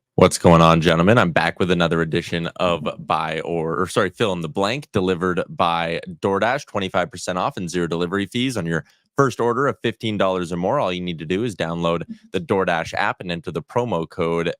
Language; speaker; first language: English; native; English